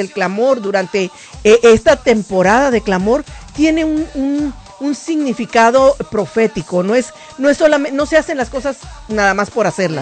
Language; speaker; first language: Spanish; native; Spanish